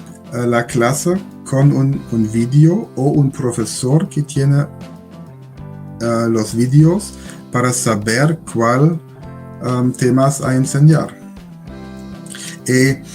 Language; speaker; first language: Spanish; non-native, learner; German